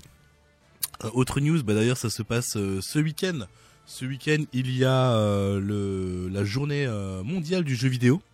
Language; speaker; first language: French; native; French